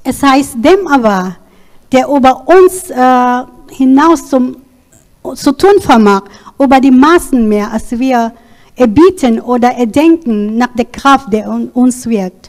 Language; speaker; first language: German; non-native, learner; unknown